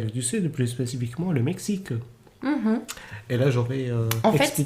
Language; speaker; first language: French; non-native, fluent; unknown